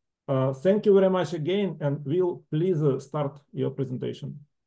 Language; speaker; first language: English; non-native, fluent; Russian